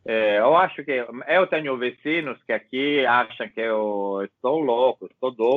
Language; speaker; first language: Portuguese; non-native, learner; Italian